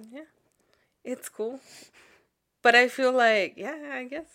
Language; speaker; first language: English; early bilingual, other home language; Spanish